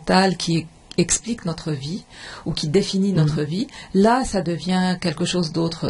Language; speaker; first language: French; non-native, fluent; Arabic